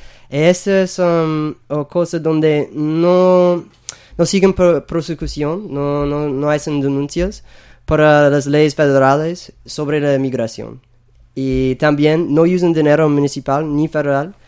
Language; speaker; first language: Spanish; non-native, fluent; English